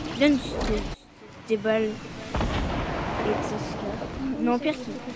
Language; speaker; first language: French; native; French